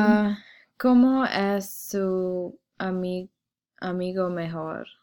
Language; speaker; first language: Spanish; non-native, learner; English